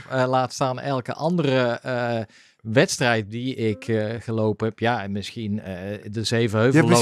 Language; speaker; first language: Dutch; native; Dutch